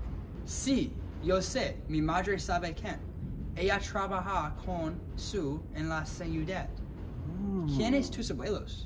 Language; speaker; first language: Spanish; non-native, learner; English